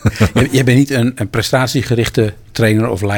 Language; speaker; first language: Dutch; native; Dutch